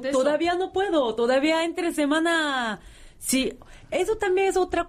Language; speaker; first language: Spanish; non-native, fluent; Korean